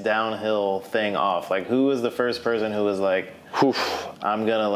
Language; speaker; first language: English; native; English